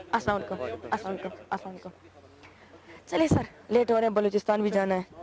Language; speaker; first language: Urdu; non-native, local second language; Pashto